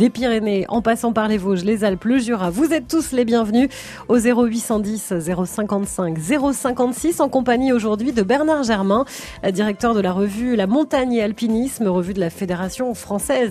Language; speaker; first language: French; native; French